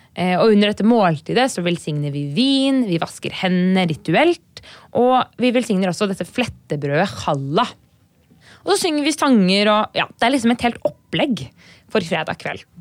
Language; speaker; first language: Norwegian; native; Norwegian